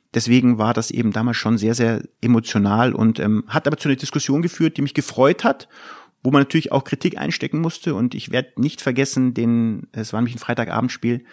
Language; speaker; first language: German; native; German